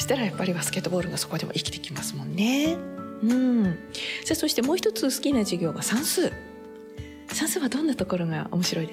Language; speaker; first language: Japanese; native; Japanese